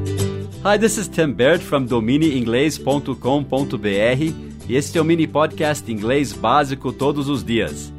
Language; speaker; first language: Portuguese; non-native, fluent; English